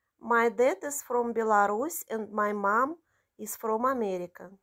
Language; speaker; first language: English; non-native, fluent; Russian